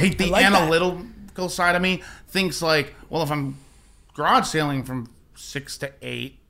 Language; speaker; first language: English; native; English